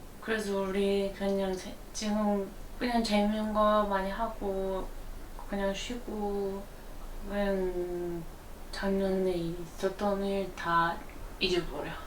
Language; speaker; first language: Korean; non-native, learner; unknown